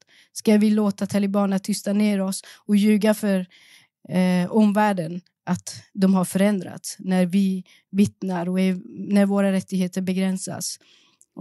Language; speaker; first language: Swedish; early bilingual, other home language; Persian